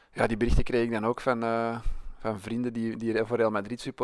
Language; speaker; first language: Dutch; native; Dutch